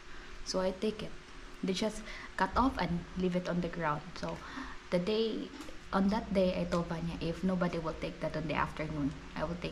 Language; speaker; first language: English; non-native, local second language; Cebuano